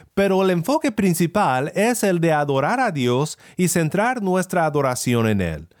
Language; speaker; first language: Spanish; non-native, fluent; English